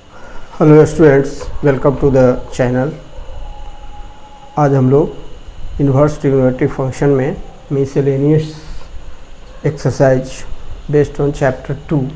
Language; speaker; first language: Hindi; native; Hindi